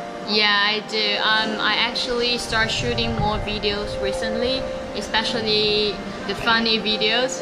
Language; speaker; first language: English; non-native, fluent; Chinese